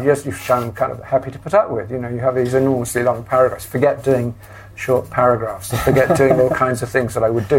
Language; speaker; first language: English; native; English